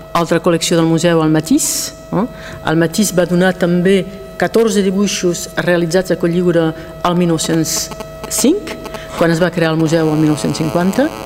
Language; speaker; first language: Catalan; non-native, local second language; French